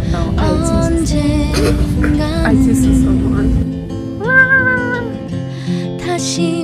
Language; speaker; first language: Chinese; non-native, learner; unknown